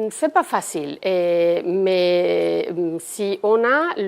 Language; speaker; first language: French; non-native, fluent; Spanish